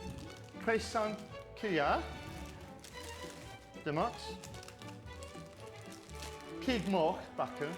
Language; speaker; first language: Welsh; non-native, learner; English